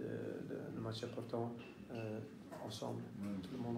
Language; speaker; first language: French; non-native, local second language; Dutch